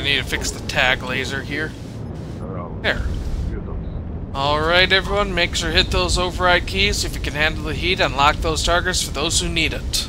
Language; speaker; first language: English; native; English